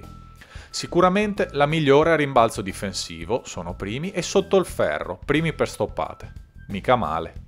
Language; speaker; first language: Italian; native; Italian